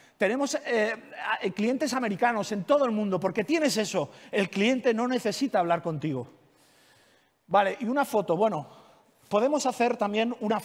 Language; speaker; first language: Spanish; non-native, local second language; Catalan